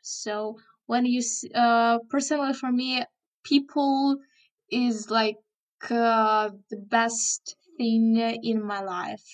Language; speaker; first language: English; non-native, fluent; Ukrainian